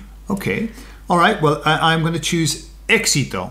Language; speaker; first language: English; native; English